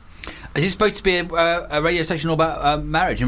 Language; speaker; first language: English; native; English